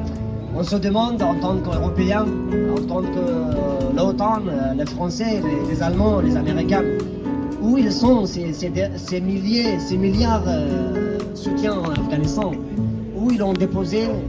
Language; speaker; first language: French; non-native, fluent; Persian